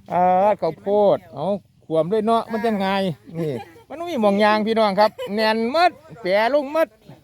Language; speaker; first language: Thai; native; Thai